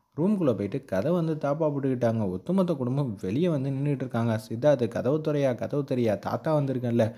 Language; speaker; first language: Tamil; native; Tamil